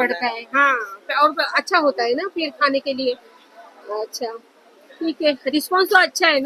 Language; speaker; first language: Hindi; non-native, local second language; Marathi